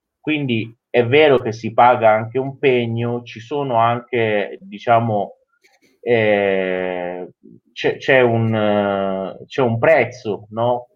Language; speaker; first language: Italian; non-native, fluent; Persian